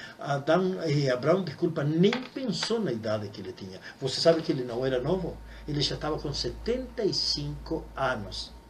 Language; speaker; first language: Portuguese; non-native, fluent; Spanish